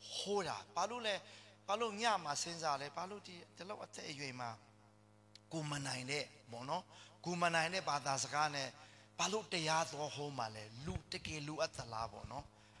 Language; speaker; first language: Burmese; non-native, local second language; Hakha Chin